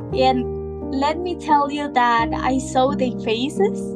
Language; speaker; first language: English; non-native, fluent; Spanish